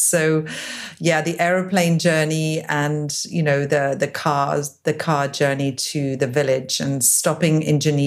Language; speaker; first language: English; native; English